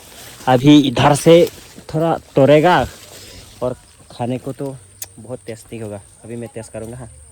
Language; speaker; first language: Hindi; non-native, local second language; Karbi